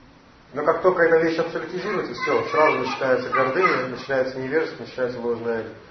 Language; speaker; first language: Russian; native; Russian